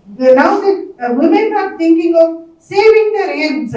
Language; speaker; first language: English; non-native, local second language; Tamil